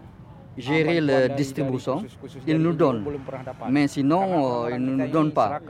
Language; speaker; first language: French; non-native, learner; Indonesian